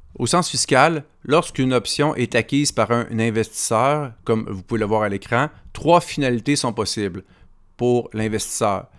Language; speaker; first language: French; native; French